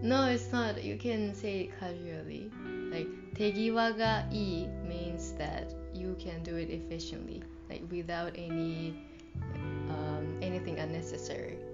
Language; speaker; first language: English; non-native, fluent; Japanese